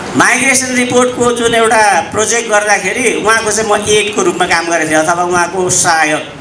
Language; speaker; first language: Nepali; native; Nepali